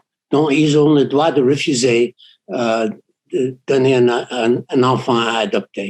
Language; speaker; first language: French; non-native, fluent; English